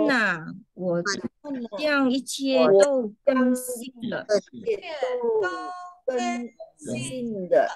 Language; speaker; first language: Chinese; non-native, fluent; English